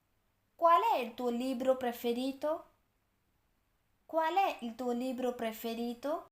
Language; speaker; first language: Italian; non-native, fluent; Urdu